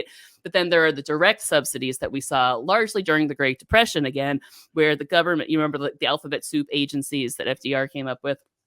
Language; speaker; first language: English; native; English